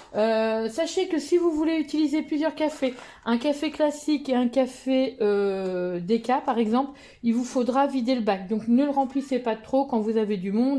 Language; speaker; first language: French; native; French